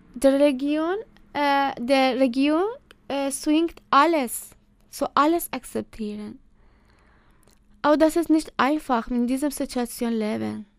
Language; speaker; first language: German; non-native, learner; Persian